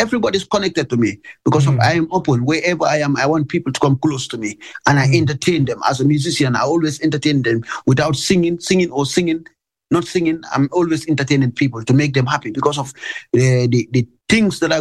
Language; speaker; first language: English; non-native, local second language; Mandingo